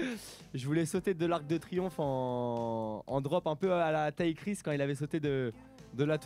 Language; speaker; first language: French; native; French